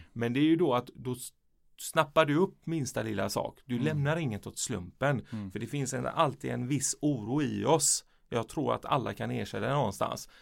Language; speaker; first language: Swedish; early bilingual, other home language; Persian